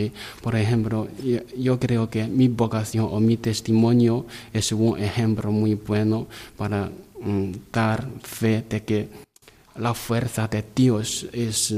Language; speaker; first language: Spanish; non-native, learner; Chinese